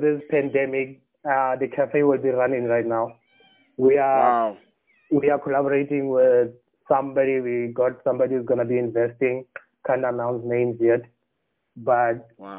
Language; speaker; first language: English; non-native, local second language; Tswana